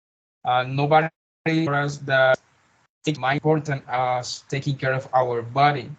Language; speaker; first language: English; non-native, learner; Spanish